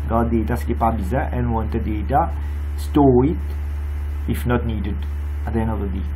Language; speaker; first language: English; non-native, local second language; Morisyen